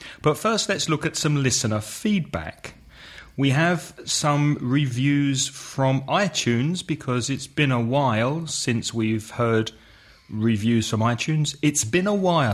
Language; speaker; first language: English; native; English